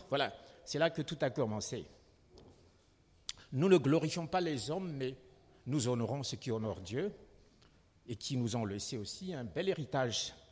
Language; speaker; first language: French; non-native, local second language; Malagasy